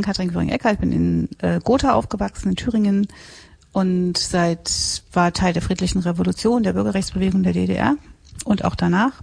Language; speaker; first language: German; native; German